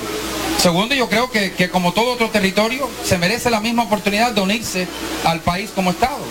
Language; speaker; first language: Spanish; native; Spanish